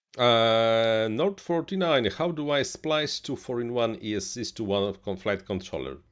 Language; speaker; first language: English; non-native, fluent; Polish